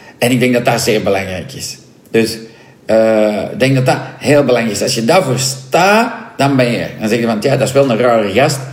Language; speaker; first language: Dutch; non-native, local second language; French